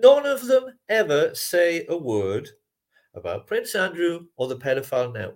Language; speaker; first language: English; native; English